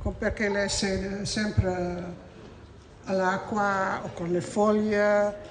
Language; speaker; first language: Italian; non-native, fluent; Dutch